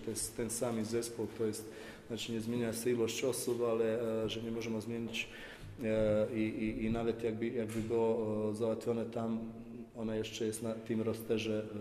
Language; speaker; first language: Polish; non-native, fluent; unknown